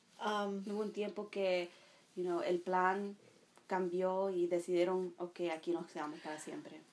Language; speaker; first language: Spanish; non-native, learner; English